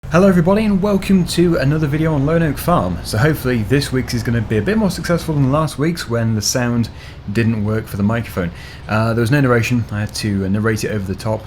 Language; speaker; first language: English; native; English